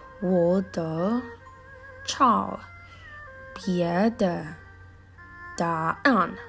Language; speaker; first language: Chinese; non-native, learner; Spanish